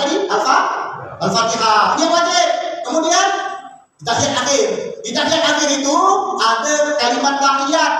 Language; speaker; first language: Indonesian; native; Indonesian